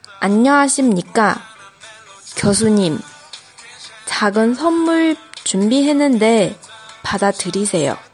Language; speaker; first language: Korean; non-native, fluent; Chinese